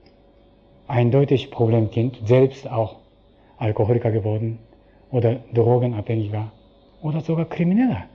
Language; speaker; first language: German; non-native, fluent; Japanese